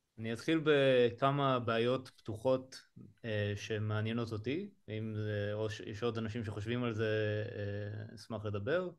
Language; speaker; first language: Hebrew; native; Hebrew